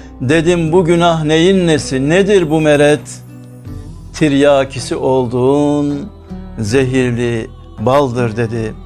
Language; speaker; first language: Turkish; native; Turkish